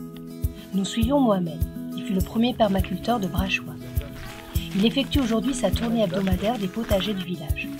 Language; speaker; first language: French; native; French